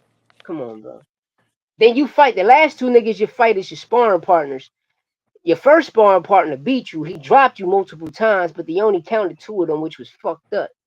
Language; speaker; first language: English; native; English